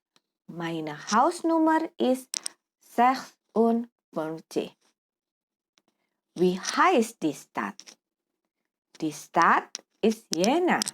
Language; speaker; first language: German; non-native, fluent; Indonesian